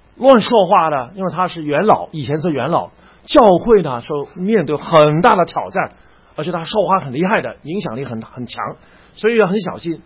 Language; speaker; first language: Chinese; non-native, local second language; Cantonese